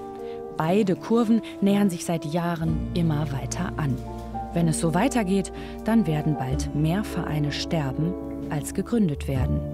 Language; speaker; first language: German; native; German